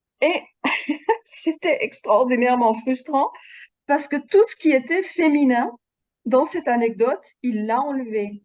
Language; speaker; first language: French; non-native, fluent; Dutch